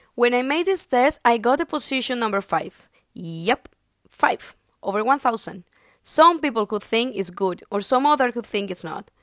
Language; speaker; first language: English; non-native, fluent; Spanish